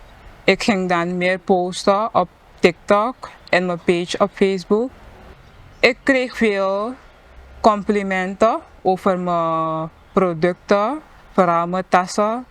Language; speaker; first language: Dutch; non-native, local second language; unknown